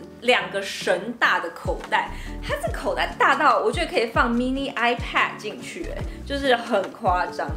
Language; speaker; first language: Chinese; native; Chinese